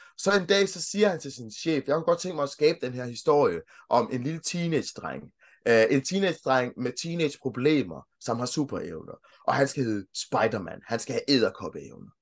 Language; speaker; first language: Danish; early bilingual, other home language; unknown